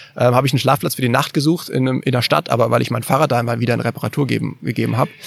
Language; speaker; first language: German; native; German